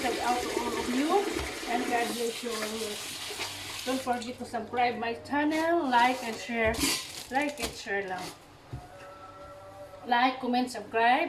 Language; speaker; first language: English; non-native, learner; Cebuano